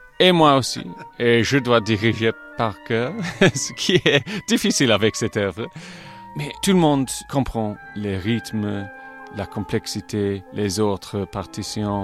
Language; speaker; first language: French; non-native, fluent; English